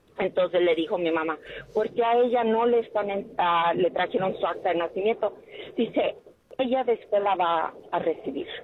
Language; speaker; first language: Spanish; early bilingual, heritage; Spanish